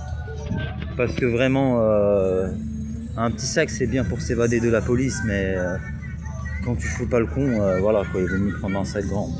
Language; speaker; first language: French; native; French